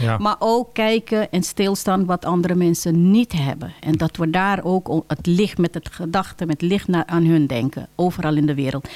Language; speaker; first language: Dutch; early bilingual, other home language; Caribbean Hindustani